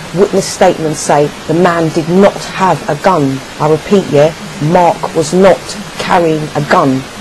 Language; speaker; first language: English; native; English